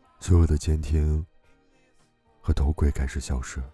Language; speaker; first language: Chinese; native; Chinese